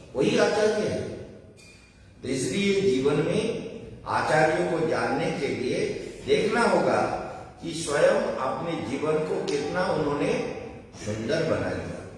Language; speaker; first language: Hindi; non-native, local second language; Bangla